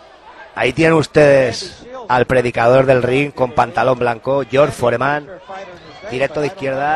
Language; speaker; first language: Spanish; native; Spanish